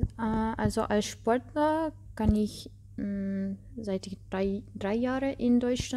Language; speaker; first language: German; non-native, learner; Russian